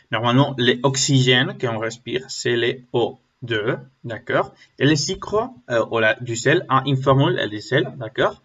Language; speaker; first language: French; non-native, learner; Spanish